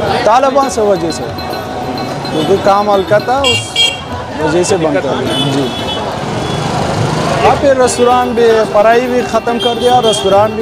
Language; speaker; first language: Hindi; non-native, learner; Persian